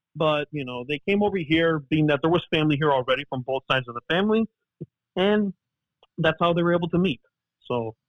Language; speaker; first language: English; early bilingual, other home language; Greek